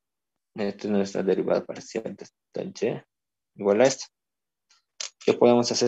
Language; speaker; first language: Spanish; native; Spanish